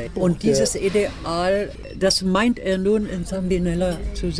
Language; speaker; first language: German; native; German